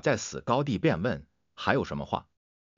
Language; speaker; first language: Chinese; native; Chinese